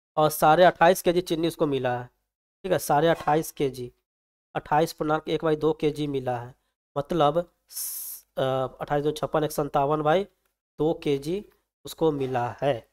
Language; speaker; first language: Hindi; native; Hindi